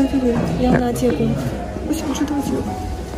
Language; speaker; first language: Chinese; non-native, learner; Russian